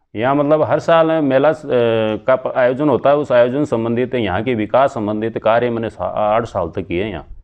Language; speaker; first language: Hindi; native; Hindi